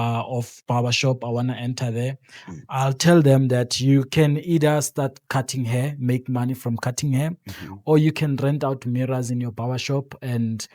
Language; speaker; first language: English; non-native, local second language; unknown